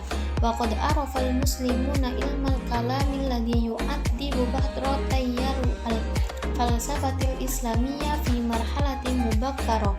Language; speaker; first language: Arabic; non-native, learner; Indonesian